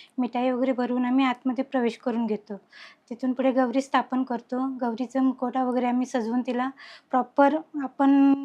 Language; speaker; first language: Marathi; native; Marathi